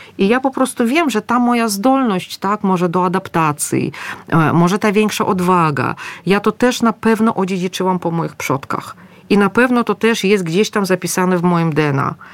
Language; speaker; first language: Polish; early bilingual, other home language; Russian